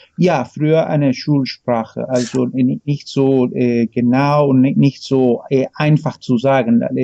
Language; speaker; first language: German; non-native, fluent; Spanish